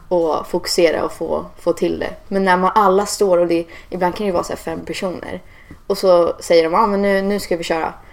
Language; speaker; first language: Swedish; early bilingual, heritage; Swedish